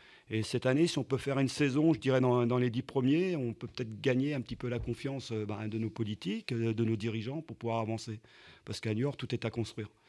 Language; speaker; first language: French; native; French